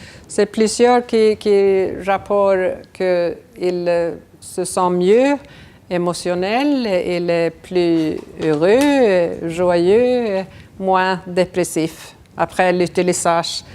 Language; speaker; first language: French; non-native, fluent; Swedish